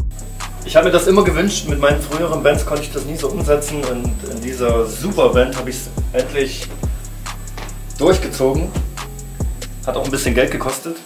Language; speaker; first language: German; native; German